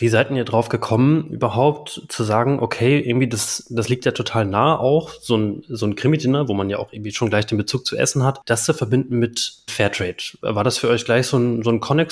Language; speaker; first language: German; native; German